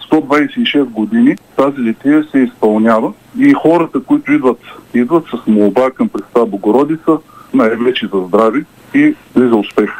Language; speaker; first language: Bulgarian; native; Bulgarian